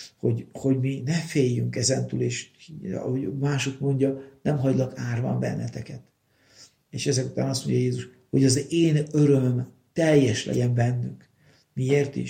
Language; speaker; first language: Hungarian; native; Hungarian